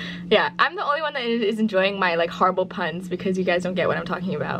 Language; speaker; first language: English; native; English